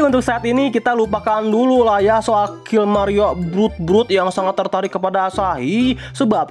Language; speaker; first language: Indonesian; native; Indonesian